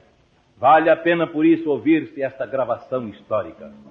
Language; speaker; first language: Portuguese; native; Portuguese